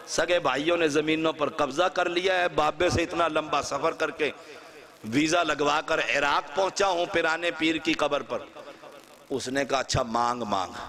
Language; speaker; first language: Urdu; non-native, local second language; Punjabi